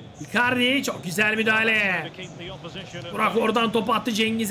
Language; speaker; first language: Turkish; native; Turkish